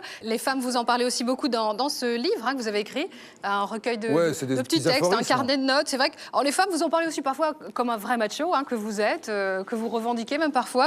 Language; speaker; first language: French; native; French